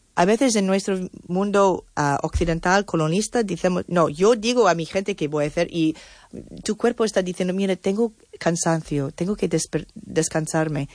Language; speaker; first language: Spanish; non-native, fluent; English